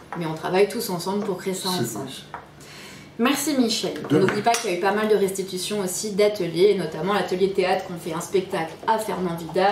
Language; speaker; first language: French; native; French